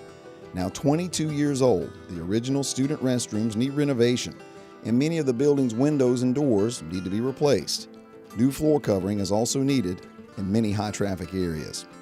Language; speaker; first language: English; native; English